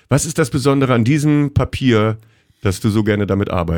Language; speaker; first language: German; native; German